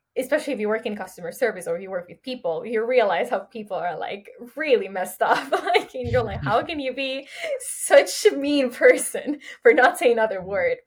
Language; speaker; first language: English; early bilingual, other home language; Spanish